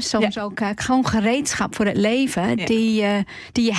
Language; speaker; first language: Dutch; non-native, fluent; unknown